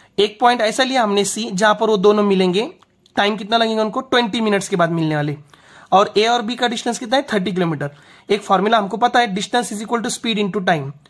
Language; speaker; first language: Hindi; non-native, local second language; Marathi